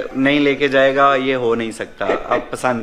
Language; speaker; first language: Hindi; non-native, fluent; Bangla